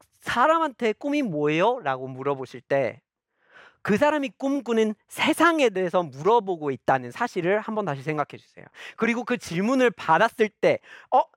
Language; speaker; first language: Korean; non-native, fluent; English